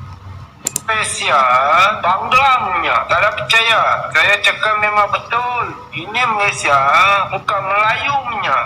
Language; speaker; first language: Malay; non-native, local second language; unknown